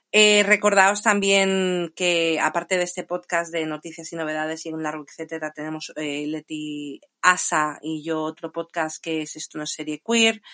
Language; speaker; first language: Spanish; native; Spanish